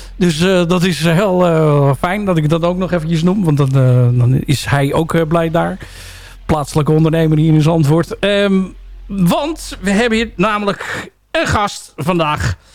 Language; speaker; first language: Dutch; native; Dutch